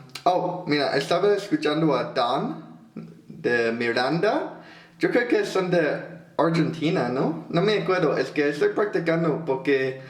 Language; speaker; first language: Spanish; non-native, fluent; English